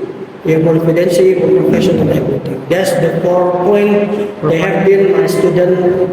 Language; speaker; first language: English; non-native, learner; Indonesian